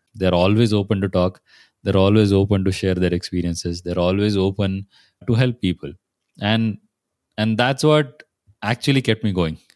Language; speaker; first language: English; non-native, local second language; Marathi